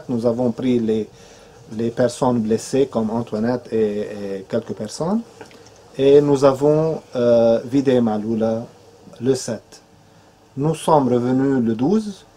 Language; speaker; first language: French; non-native, fluent; Arabic